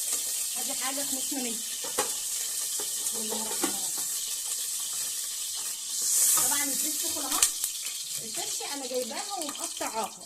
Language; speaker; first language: Arabic; native; Arabic